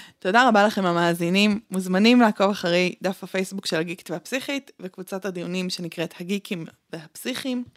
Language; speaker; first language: Hebrew; early bilingual, other home language; Russian